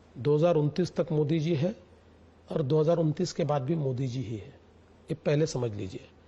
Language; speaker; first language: Hindi; non-native, local second language; Marathi